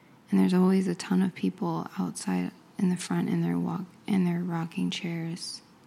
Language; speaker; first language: English; native; English